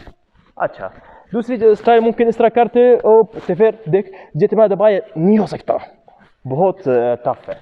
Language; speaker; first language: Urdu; non-native, learner; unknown